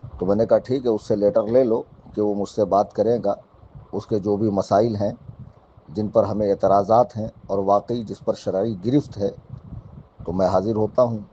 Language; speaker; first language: Urdu; native; Urdu